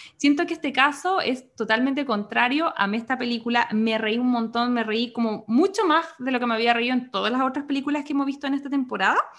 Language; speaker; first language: Spanish; native; Spanish